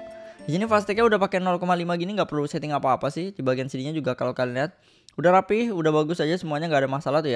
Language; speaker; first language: Indonesian; native; Indonesian